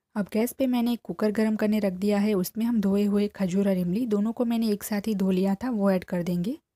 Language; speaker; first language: Hindi; non-native, local second language; Gujarati